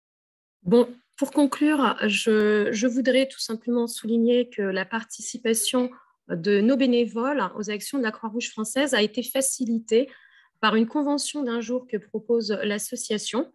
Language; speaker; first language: French; native; French